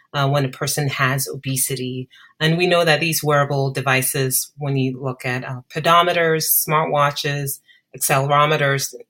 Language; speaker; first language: English; non-native, local second language; Akan